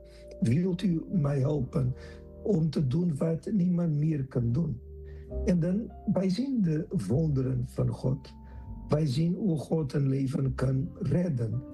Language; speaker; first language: Dutch; non-native, fluent; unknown